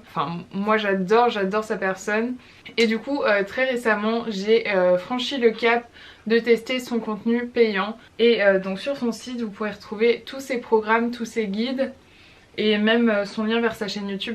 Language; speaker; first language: French; native; French